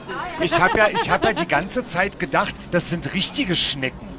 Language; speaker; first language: German; native; German